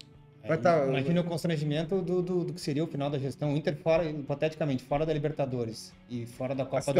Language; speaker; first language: Portuguese; native; Portuguese